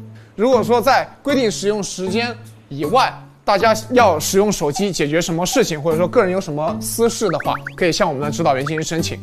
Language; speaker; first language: Chinese; native; Chinese